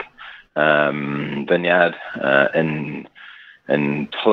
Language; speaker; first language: English; native; English